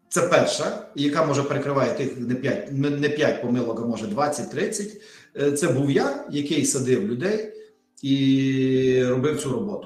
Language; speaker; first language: Ukrainian; native; Ukrainian